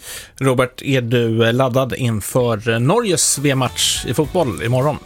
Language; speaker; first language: Swedish; native; Swedish